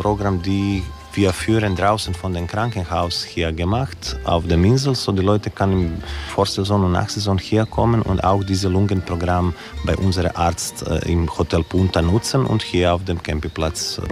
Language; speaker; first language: German; non-native, learner; Croatian